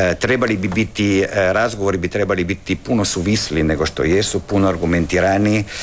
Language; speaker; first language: Serbian; non-native, local second language; Italian